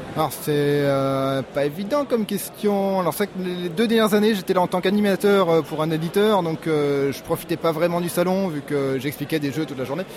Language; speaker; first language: French; native; French